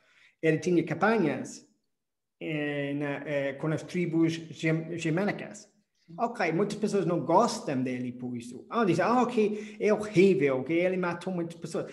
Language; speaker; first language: Portuguese; non-native, fluent; English